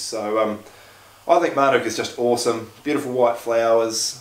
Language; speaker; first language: English; native; English